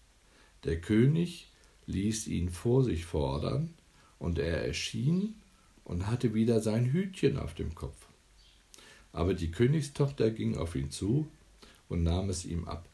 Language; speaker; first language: German; native; German